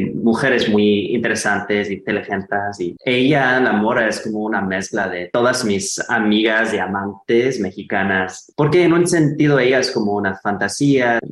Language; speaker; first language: Spanish; non-native, fluent; English